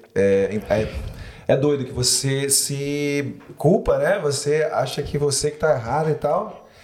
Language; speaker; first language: Portuguese; native; Portuguese